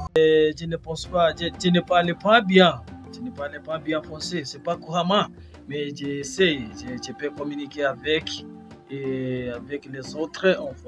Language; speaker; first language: French; non-native, learner; Swahili